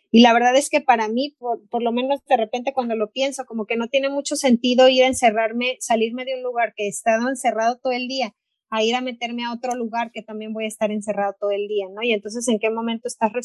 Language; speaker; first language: Spanish; native; Spanish